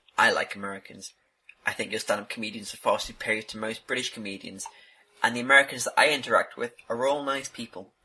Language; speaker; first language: English; native; English